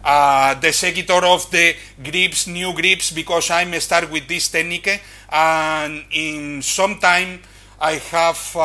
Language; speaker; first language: English; non-native, learner; Spanish